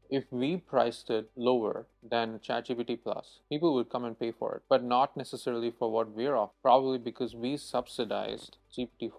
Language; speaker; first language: English; non-native, local second language; Tamil